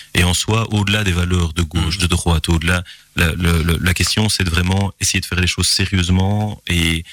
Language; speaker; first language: French; native; French